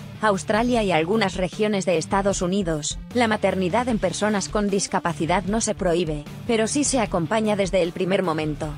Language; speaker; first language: Spanish; native; Spanish